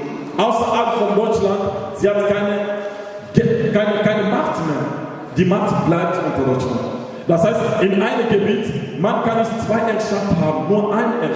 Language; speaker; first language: German; non-native, learner; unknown